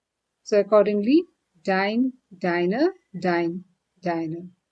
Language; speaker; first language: German; non-native, fluent; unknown